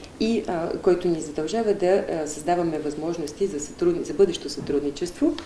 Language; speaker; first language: Bulgarian; native; Bulgarian